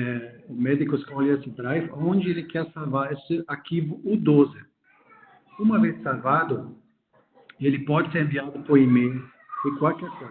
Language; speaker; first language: Portuguese; non-native, fluent; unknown